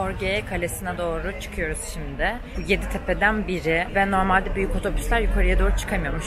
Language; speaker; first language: Turkish; native; Turkish